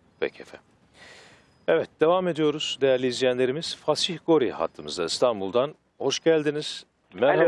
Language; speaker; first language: Turkish; native; Turkish